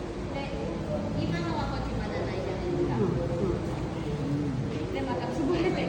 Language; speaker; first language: Japanese; non-native, fluent; Filipino